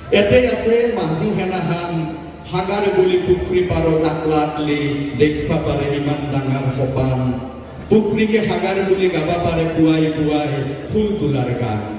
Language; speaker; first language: Assamese; native; Assamese